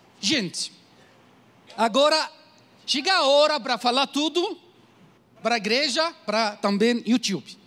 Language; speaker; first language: Portuguese; non-native, learner; Arabic